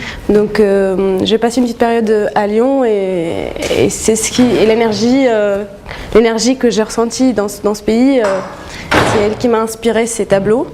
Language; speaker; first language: French; non-native, local second language; Arabic